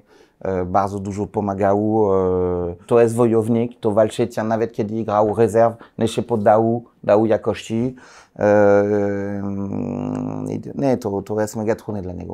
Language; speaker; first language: Polish; non-native, learner; French